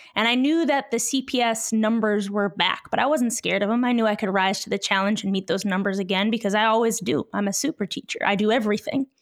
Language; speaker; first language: English; native; English